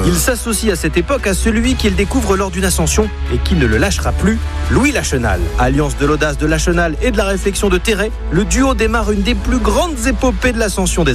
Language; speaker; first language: French; native; French